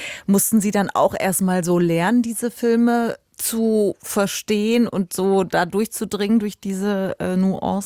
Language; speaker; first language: German; native; German